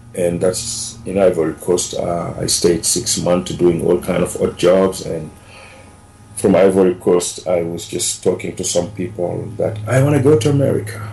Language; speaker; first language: English; non-native, fluent; Wolof